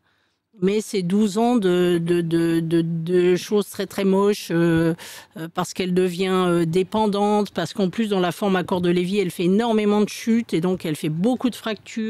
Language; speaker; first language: French; native; French